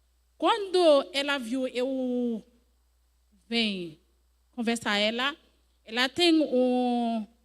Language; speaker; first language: Portuguese; non-native, learner; French